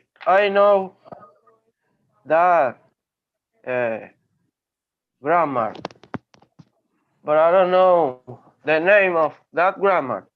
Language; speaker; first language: English; non-native, learner; Spanish